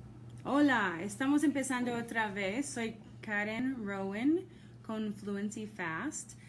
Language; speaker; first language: Spanish; non-native, fluent; English